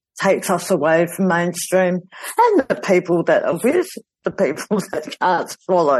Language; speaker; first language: English; native; English